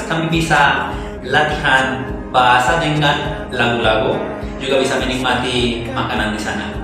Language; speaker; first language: Indonesian; non-native, learner; Spanish